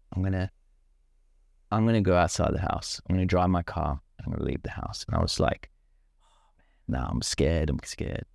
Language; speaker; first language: English; non-native, local second language; Sinhala